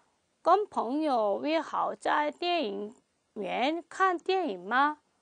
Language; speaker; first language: Chinese; non-native, fluent; Korean